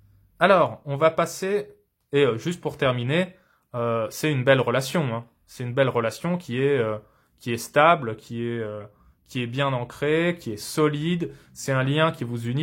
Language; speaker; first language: French; native; French